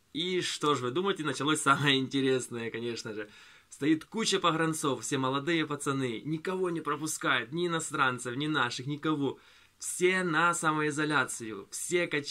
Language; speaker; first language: Russian; native; Russian